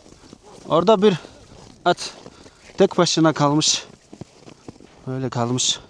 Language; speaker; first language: Turkish; non-native, learner; Mongolian